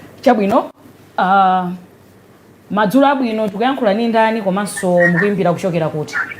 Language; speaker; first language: Nyanja; native; Nyanja